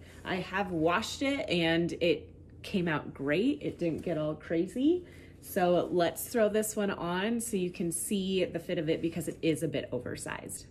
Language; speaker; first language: English; native; English